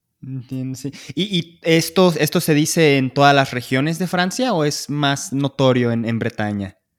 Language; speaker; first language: Spanish; native; Spanish